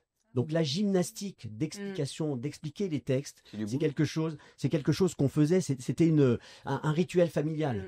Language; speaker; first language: French; native; French